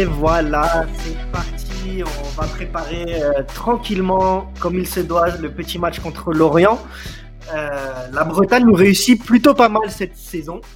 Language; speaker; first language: French; native; French